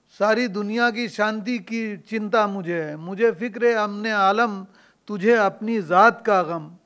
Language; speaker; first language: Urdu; native; Urdu